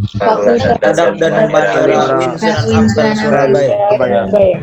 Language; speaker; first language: Indonesian; native; Indonesian